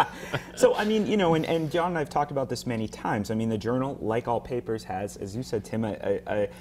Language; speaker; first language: English; native; English